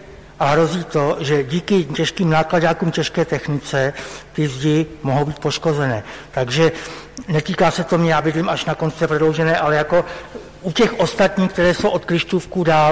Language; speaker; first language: Czech; native; Czech